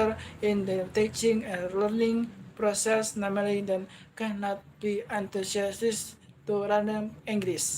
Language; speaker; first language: English; non-native, learner; Indonesian